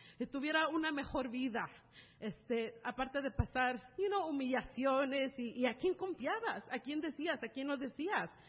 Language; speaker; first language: Spanish; early bilingual, heritage; Spanish